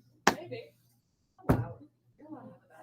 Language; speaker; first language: English; native; English